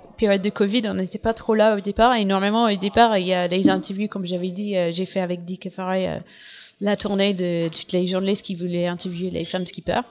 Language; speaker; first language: French; non-native, fluent; English